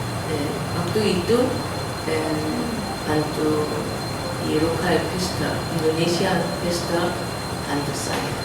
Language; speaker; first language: Indonesian; non-native, learner; Korean